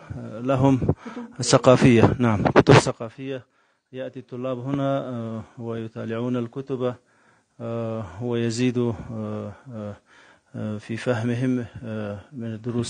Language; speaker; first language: Arabic; non-native, fluent; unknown